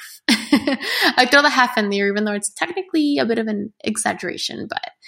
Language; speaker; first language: English; early bilingual, other home language; Spanish